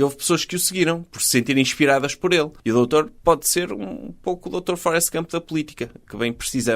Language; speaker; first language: Portuguese; native; Portuguese